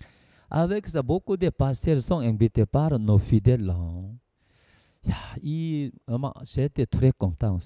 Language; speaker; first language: French; non-native, learner; Korean